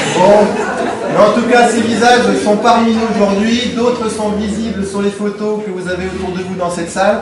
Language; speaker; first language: French; native; French